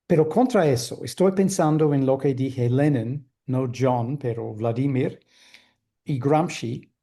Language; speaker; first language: Spanish; non-native, fluent; English